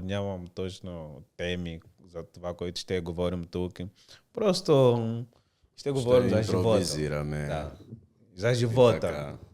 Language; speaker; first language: Bulgarian; non-native, learner; Portuguese